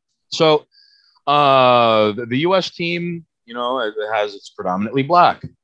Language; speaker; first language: English; early bilingual, other home language; Spanish